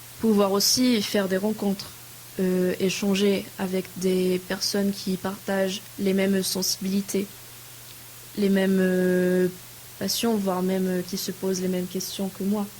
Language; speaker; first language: French; non-native, fluent; Spanish